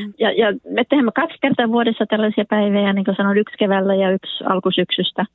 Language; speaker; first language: Finnish; early bilingual, heritage; Finnish